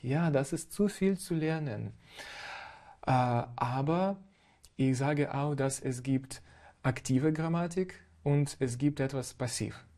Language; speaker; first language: German; non-native, fluent; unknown